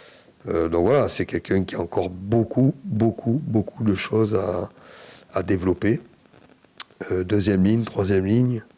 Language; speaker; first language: French; native; French